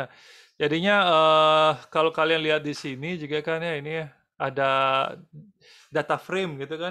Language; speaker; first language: Indonesian; native; Indonesian